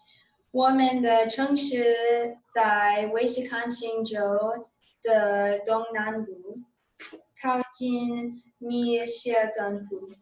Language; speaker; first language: Chinese; non-native, learner; English